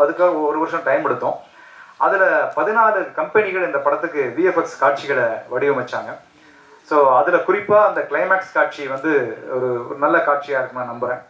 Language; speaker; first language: Tamil; native; Tamil